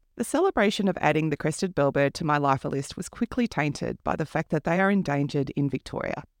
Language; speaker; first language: English; native; English